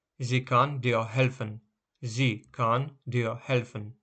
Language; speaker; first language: German; non-native, fluent; Ukrainian